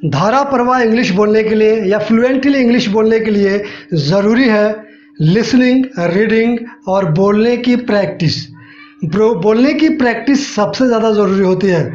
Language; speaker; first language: Hindi; native; Hindi